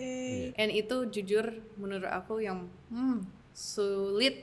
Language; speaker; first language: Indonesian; early bilingual, heritage; English